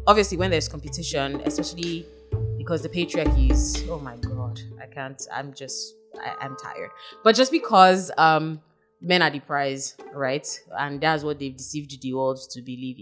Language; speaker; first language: English; non-native, local second language; Hausa